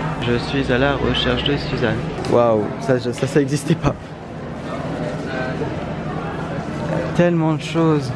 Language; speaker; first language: French; native; French